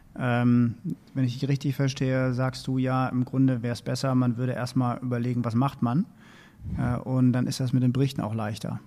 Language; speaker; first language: German; native; German